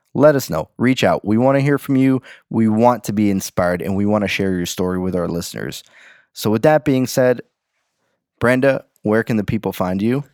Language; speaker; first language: English; native; English